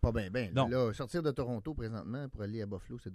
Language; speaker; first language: French; native; French